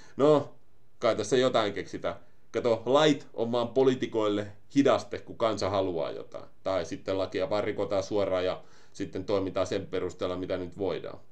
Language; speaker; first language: Finnish; native; Finnish